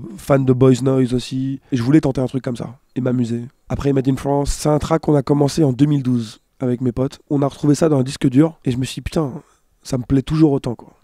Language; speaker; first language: French; native; French